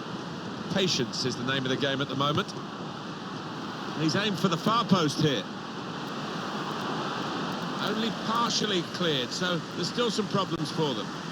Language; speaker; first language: English; native; English